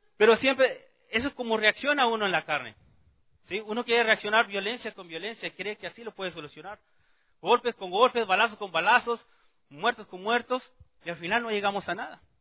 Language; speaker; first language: Spanish; native; Spanish